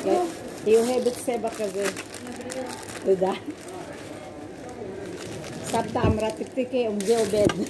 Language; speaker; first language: Hebrew; non-native, learner; Filipino